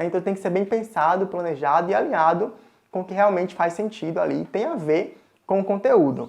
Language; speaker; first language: Portuguese; native; Portuguese